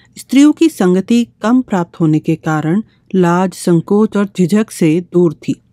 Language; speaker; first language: Hindi; native; Hindi